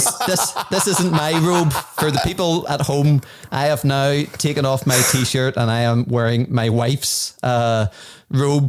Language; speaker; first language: English; native; English